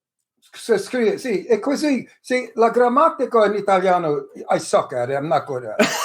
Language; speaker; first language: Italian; early bilingual, heritage; English